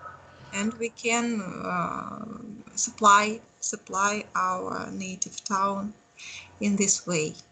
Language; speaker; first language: English; non-native, learner; Russian